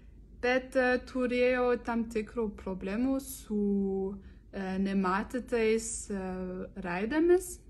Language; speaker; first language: Lithuanian; non-native, learner; French